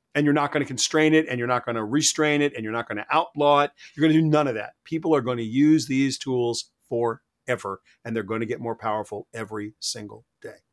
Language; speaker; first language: English; native; English